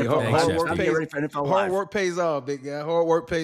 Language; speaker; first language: English; native; English